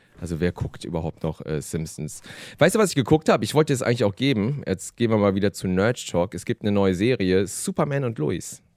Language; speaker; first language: German; early bilingual, other home language; Korean